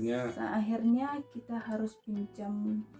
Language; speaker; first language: Indonesian; non-native, fluent; Russian